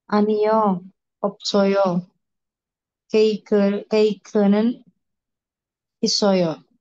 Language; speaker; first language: Korean; non-native, learner; Indonesian